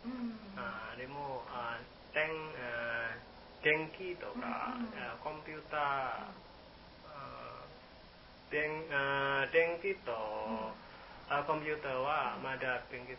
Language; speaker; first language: Japanese; non-native, learner; Indonesian